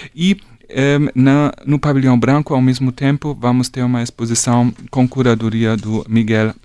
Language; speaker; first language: Portuguese; non-native, fluent; German